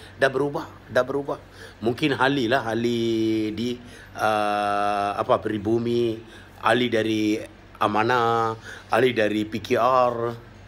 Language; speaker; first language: Malay; non-native, local second language; Tamil